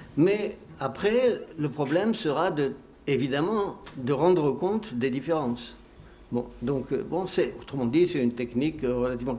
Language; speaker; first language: French; native; French